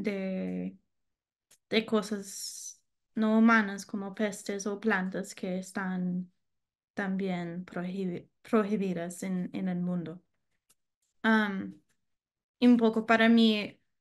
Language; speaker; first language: Spanish; non-native, learner; English